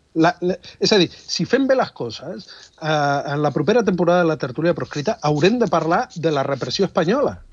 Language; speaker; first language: Catalan; non-native, fluent; Spanish